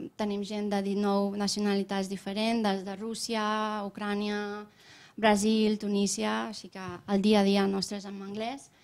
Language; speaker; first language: Catalan; non-native, fluent; Romanian